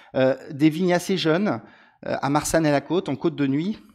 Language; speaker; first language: Italian; non-native, learner; French